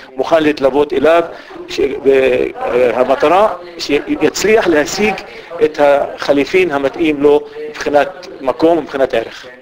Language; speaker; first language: Hebrew; non-native, local second language; Arabic